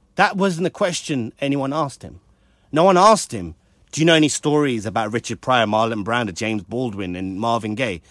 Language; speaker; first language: English; early bilingual, other home language; Hindi